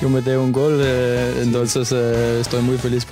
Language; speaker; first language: Spanish; non-native, learner; Danish